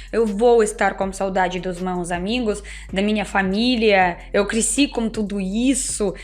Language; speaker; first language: Portuguese; non-native, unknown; Russian